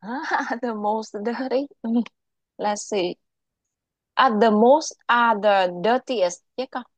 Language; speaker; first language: English; non-native, local second language; Vietnamese